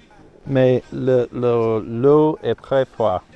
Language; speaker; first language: French; non-native, learner; English